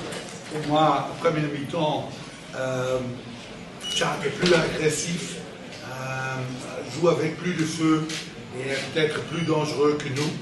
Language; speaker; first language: French; non-native, fluent; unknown